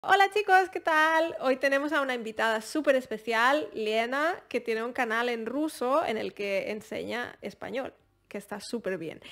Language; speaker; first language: Spanish; native; Spanish